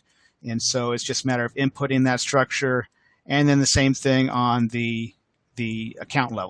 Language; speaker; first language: English; native; English